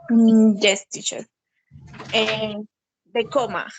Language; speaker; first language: English; non-native, learner; Spanish